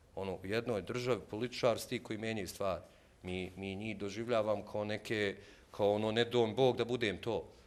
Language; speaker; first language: Bosnian; native; Bosnian